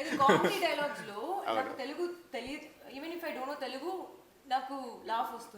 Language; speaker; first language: Telugu; non-native, learner; Tamil